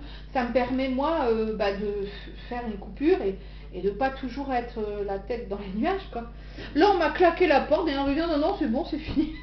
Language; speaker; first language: French; native; French